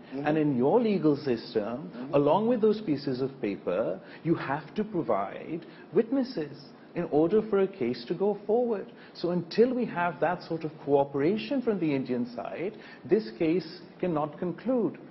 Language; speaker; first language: English; non-native, local second language; Urdu